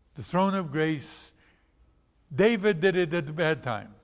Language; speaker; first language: English; non-native, fluent; Portuguese